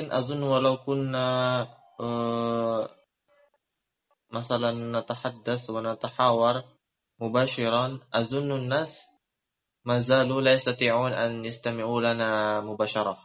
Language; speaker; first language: Arabic; non-native, learner; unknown